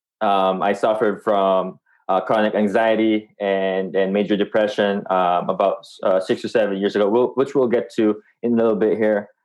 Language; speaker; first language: English; non-native, local second language; Filipino